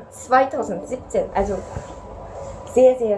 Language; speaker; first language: German; non-native, fluent; Korean